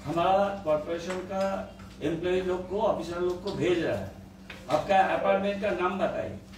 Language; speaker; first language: Hindi; non-native, local second language; Bangla